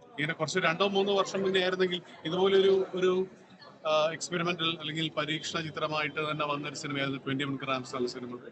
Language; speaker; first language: Malayalam; native; Malayalam